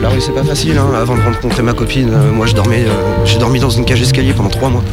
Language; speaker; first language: French; native; French